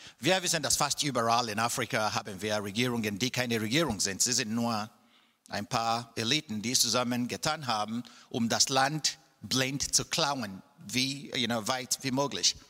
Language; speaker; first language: German; non-native, fluent; Igbo